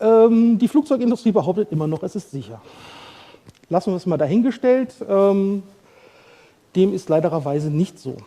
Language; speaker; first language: German; native; German